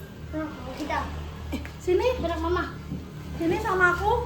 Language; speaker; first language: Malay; non-native, local second language; Javanese